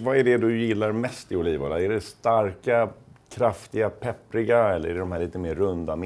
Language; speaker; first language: Swedish; native; Swedish